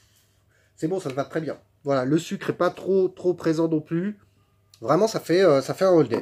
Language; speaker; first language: French; native; French